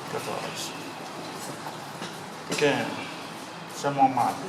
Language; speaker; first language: French; non-native, learner; Vietnamese